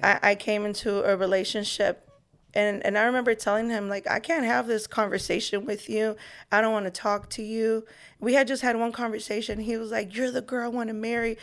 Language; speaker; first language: English; early bilingual, other home language; Spanish